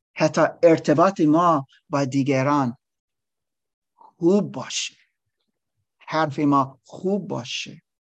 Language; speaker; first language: Persian; non-native, learner; English